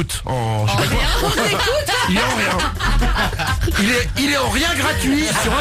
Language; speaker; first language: French; native; French